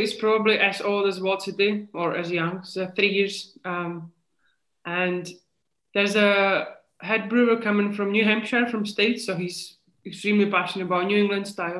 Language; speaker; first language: English; non-native, fluent; Czech